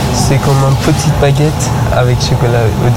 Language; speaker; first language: French; non-native, learner; Persian